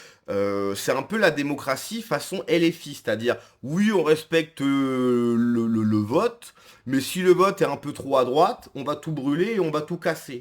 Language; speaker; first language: French; native; French